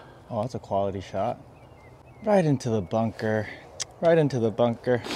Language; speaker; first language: English; early bilingual, other home language; Korean